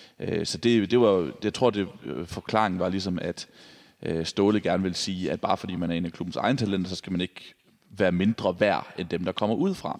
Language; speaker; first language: Danish; native; Danish